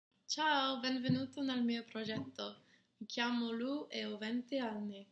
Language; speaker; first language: Italian; non-native, learner; English